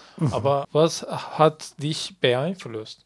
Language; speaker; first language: German; non-native, learner; Kurdish